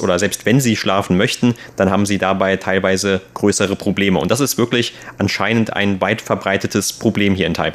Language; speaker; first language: German; native; German